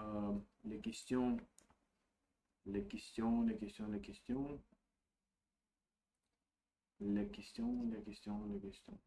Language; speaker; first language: French; non-native, learner; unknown